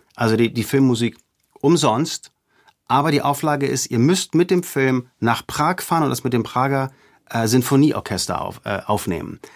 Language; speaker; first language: German; native; German